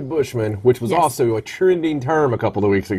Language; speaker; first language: English; native; English